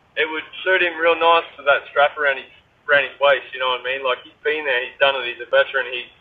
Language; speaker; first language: English; native; English